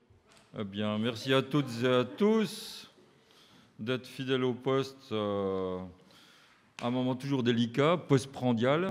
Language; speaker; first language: French; native; French